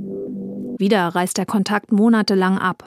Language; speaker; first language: German; native; German